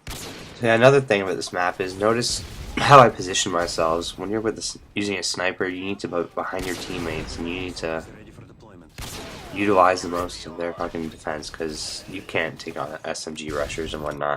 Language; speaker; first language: English; native; English